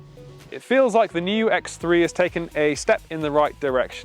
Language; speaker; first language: English; native; English